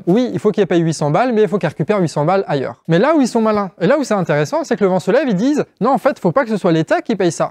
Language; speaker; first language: French; native; French